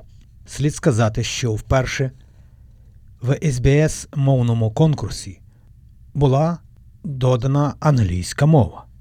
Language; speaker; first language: Ukrainian; native; Ukrainian